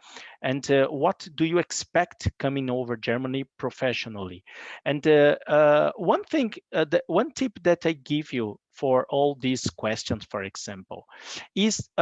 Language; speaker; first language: English; non-native, fluent; Portuguese